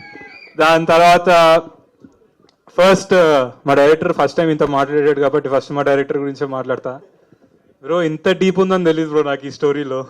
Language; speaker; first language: Telugu; native; Telugu